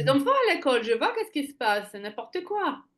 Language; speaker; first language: French; non-native, fluent; Hebrew